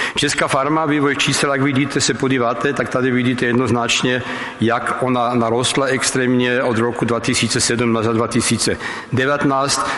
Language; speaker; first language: Czech; non-native, fluent; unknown